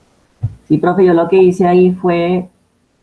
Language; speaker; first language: Spanish; native; Spanish